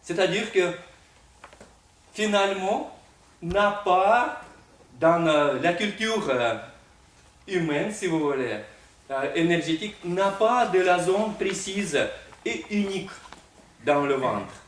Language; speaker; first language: French; non-native, fluent; Russian